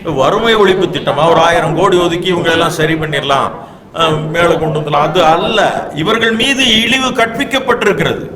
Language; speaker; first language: Tamil; native; Tamil